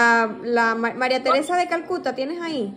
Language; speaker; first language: Spanish; native; Spanish